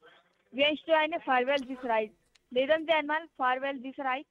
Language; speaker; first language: German; non-native, learner; Hindi